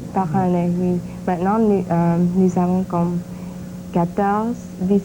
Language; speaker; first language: French; non-native, learner; English